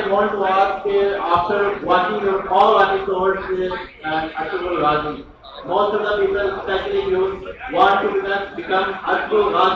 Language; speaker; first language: English; non-native, local second language; Urdu